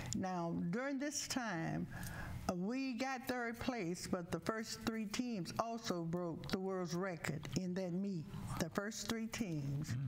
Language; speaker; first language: English; native; English